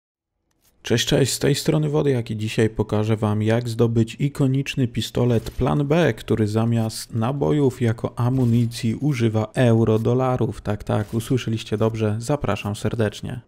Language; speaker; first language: Polish; native; Polish